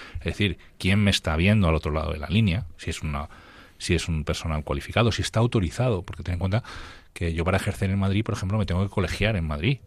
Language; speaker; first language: Spanish; native; Spanish